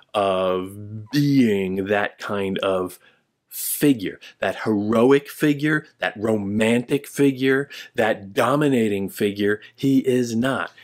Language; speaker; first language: English; native; English